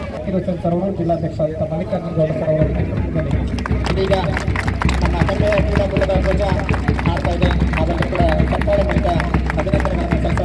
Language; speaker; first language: Kannada; native; Kannada